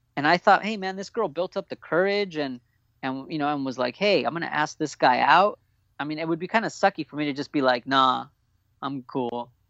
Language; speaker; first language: English; native; English